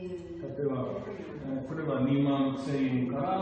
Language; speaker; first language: Japanese; non-native, fluent; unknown